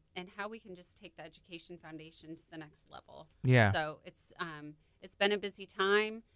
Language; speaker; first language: English; native; English